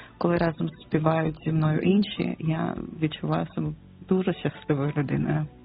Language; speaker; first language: Ukrainian; non-native, local second language; Russian